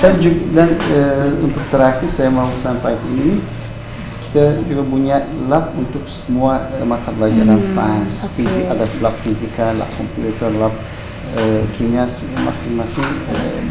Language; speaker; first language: Indonesian; non-native, fluent; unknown